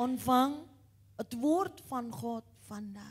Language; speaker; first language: Dutch; non-native, fluent; Indonesian